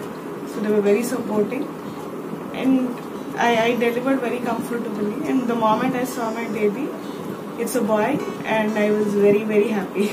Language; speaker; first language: English; non-native, local second language; Telugu